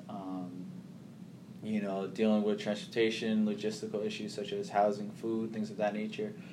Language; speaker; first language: English; early bilingual, other home language; Somali